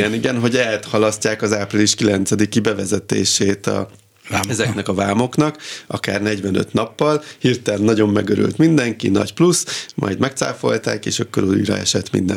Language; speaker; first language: Hungarian; native; Hungarian